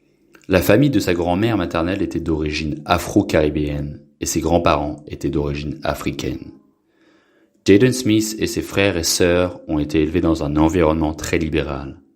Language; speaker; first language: French; non-native, local second language; Haitian Creole